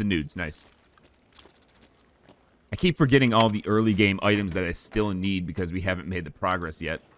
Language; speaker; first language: English; native; English